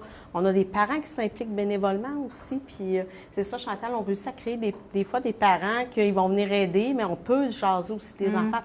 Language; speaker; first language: French; native; French